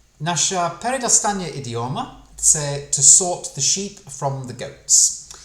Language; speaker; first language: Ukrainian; non-native, fluent; English